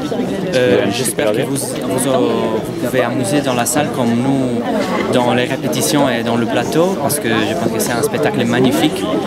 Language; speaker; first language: French; non-native, fluent; Italian